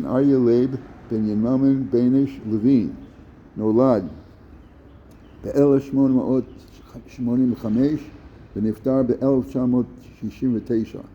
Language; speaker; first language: Hebrew; non-native, fluent; English